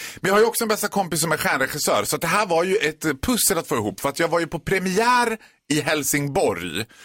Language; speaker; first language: Swedish; native; Swedish